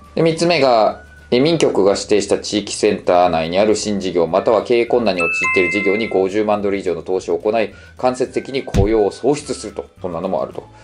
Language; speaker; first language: Japanese; native; Japanese